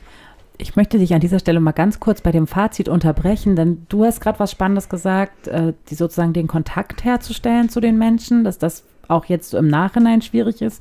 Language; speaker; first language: German; native; German